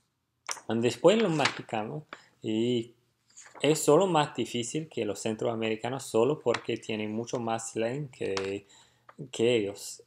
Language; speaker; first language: Spanish; non-native, fluent; English